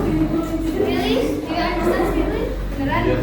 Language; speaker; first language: English; non-native, learner; Indonesian